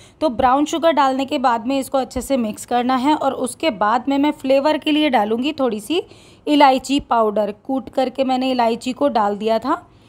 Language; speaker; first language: Hindi; native; Hindi